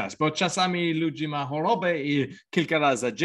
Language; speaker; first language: Polish; non-native, learner; English